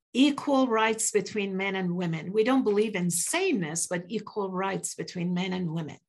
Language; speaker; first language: English; early bilingual, other home language; Persian